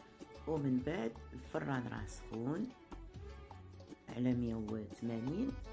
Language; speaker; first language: Arabic; native; Arabic